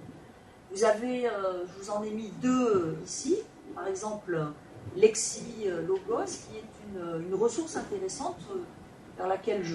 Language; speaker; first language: French; native; French